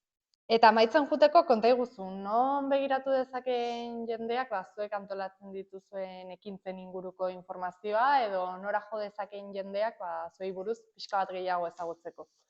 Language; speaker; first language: Basque; native; Basque